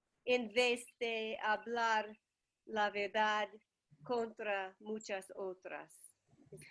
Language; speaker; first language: Spanish; non-native, learner; English